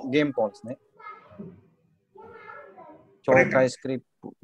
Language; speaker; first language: Japanese; non-native, learner; Indonesian